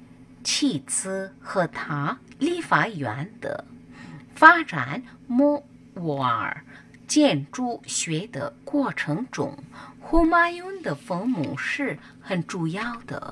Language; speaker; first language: Chinese; non-native, learner; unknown